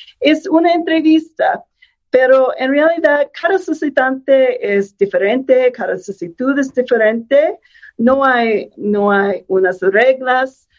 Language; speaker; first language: Spanish; non-native, fluent; English